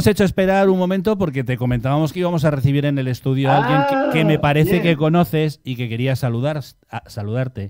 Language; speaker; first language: Spanish; native; Spanish